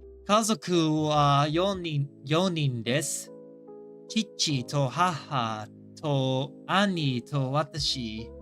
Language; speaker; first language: Japanese; non-native, learner; English